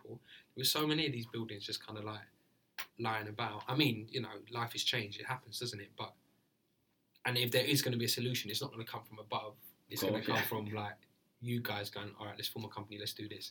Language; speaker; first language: English; native; English